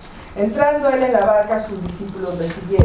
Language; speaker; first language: Spanish; native; Spanish